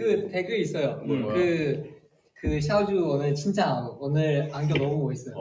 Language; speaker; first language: Korean; non-native, fluent; Chinese